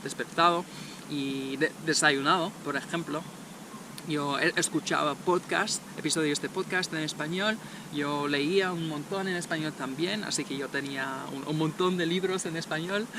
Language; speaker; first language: Spanish; non-native, fluent; English